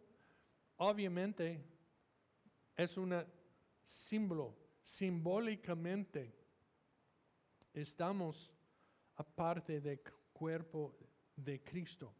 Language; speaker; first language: Spanish; non-native, fluent; English